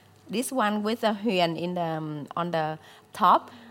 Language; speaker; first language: English; non-native, fluent; Vietnamese